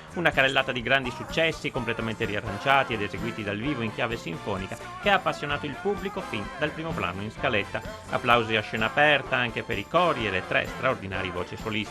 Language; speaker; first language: Italian; native; Italian